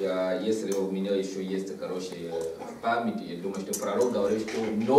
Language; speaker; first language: Russian; non-native, fluent; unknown